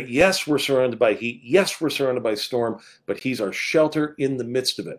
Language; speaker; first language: English; native; English